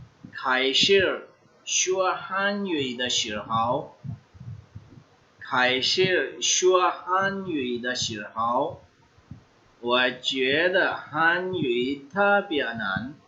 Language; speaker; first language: Chinese; non-native, fluent; Urdu